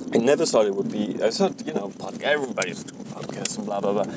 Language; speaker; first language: English; non-native, fluent; German